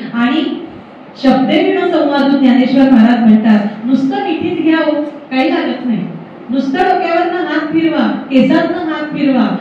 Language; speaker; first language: Marathi; native; Marathi